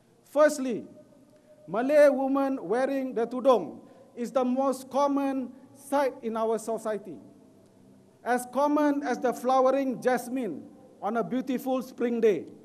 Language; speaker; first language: English; non-native, local second language; Malay